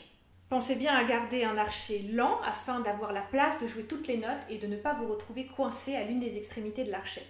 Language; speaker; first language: French; native; French